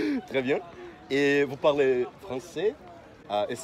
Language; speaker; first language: French; non-native, fluent; Portuguese